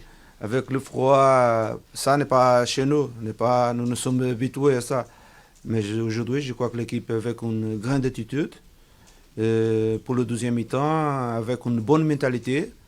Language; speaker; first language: French; non-native, learner; Portuguese